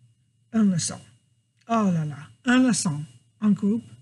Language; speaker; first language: French; non-native, fluent; English